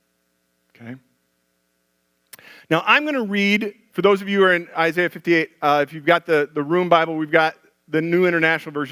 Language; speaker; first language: English; native; English